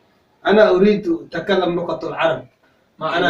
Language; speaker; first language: Arabic; non-native, learner; Somali